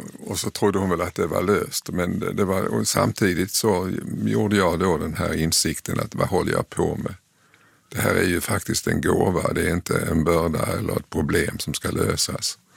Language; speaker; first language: Swedish; native; Swedish